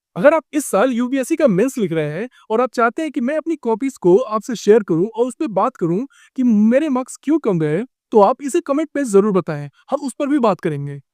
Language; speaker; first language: Hindi; native; Hindi